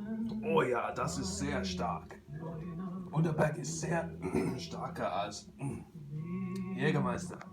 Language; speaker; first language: German; non-native, learner; English